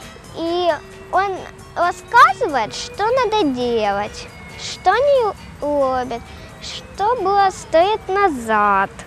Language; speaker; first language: Russian; non-native, local second language; Ukrainian